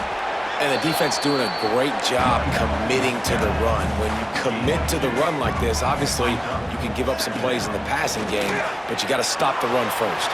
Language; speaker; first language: English; native; English